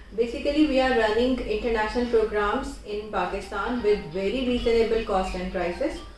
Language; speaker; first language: English; non-native, local second language; Urdu